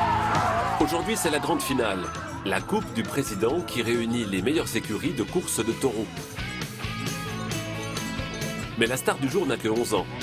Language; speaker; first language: French; native; French